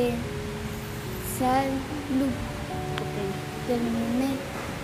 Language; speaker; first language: Spanish; non-native, learner; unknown